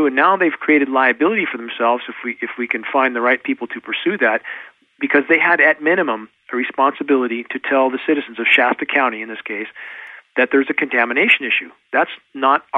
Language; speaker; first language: English; native; English